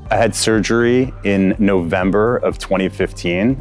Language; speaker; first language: English; native; English